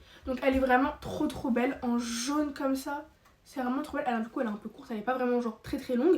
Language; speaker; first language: French; native; French